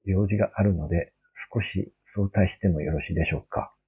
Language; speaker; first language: Japanese; non-native, fluent; Korean